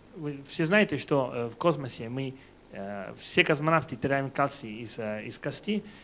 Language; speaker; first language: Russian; non-native, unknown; Italian